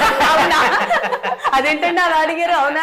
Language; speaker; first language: Telugu; native; Telugu